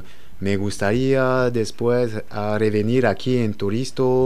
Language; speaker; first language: Spanish; non-native, learner; French